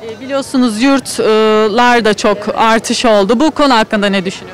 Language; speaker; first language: Turkish; native; Turkish